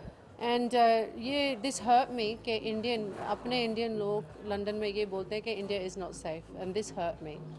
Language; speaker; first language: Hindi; early bilingual, heritage; English